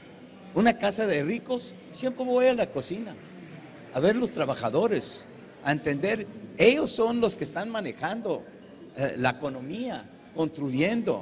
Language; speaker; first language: Spanish; early bilingual, heritage; English